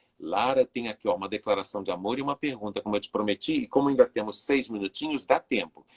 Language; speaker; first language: Portuguese; native; Portuguese